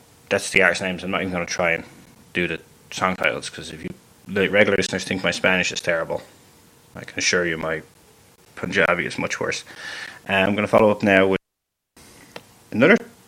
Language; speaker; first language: English; native; English